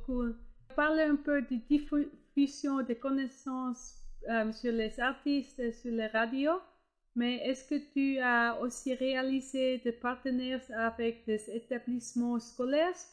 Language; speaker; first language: French; non-native, fluent; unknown